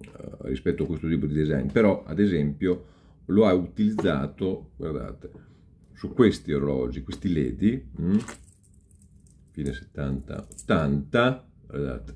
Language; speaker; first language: Italian; native; Italian